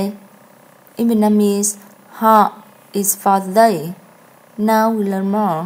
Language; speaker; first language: English; non-native, learner; Vietnamese